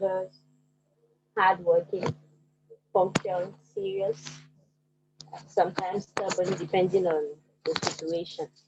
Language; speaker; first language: English; non-native, fluent; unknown